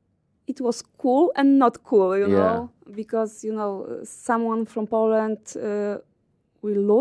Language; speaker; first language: English; non-native, learner; Polish